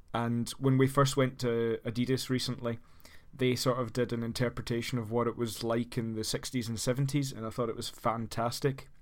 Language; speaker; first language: English; native; English